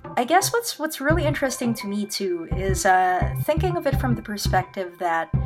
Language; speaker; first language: English; non-native, local second language; Filipino